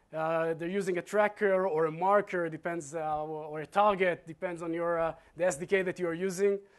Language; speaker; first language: English; non-native, fluent; Hebrew